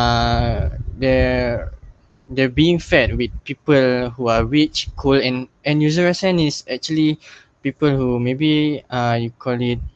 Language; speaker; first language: English; non-native, local second language; Malay